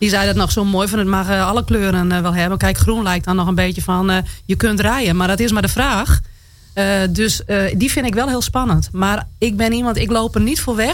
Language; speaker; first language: Dutch; native; Dutch